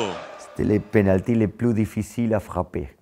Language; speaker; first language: French; non-native, fluent; Spanish